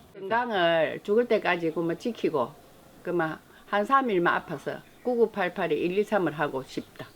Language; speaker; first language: Korean; native; Korean